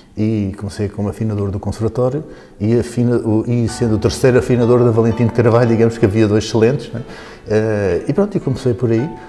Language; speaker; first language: Portuguese; native; Portuguese